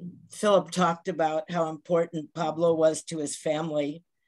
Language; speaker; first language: English; native; English